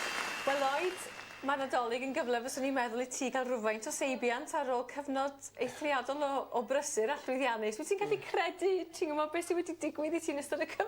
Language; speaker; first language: Welsh; native; Welsh